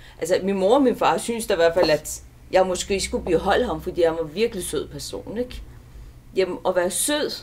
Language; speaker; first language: Danish; early bilingual, other home language; Turkish